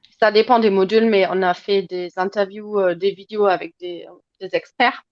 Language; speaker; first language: French; non-native, fluent; German